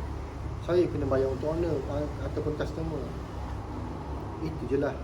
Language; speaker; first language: Malay; native; Malay